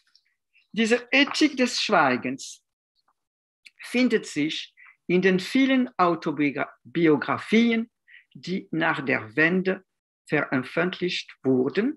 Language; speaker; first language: German; non-native, fluent; French